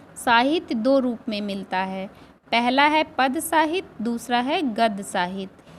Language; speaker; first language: Hindi; native; Hindi